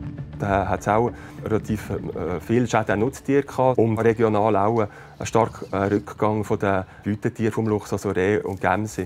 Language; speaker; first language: German; native; German